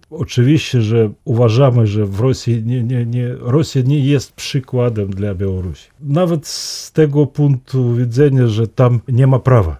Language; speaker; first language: Polish; non-native, fluent; Russian